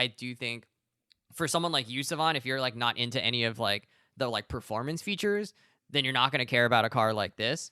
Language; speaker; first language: English; native; English